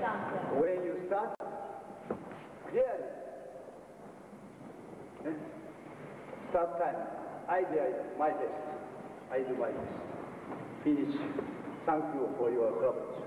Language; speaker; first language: English; non-native, learner; Japanese